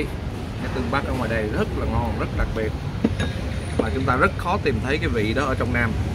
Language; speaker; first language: Vietnamese; native; Vietnamese